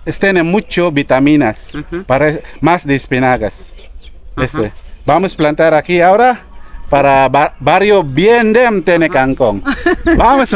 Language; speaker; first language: Spanish; non-native, learner; Filipino